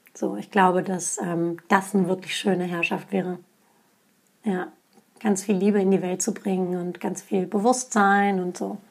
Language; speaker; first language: German; native; German